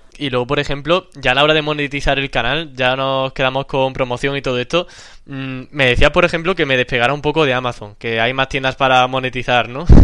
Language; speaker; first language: Spanish; native; Spanish